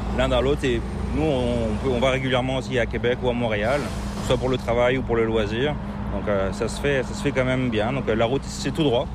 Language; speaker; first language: French; native; French